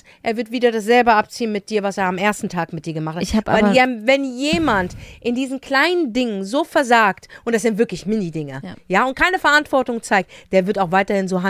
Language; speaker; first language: German; native; German